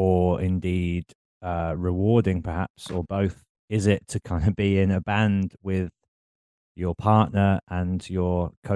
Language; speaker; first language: English; native; English